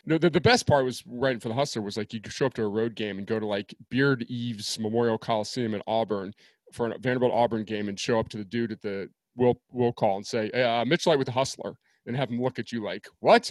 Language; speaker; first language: English; native; English